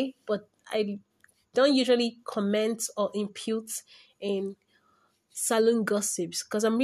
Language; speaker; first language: English; non-native, local second language; Igbo